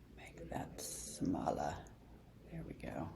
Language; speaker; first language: English; native; English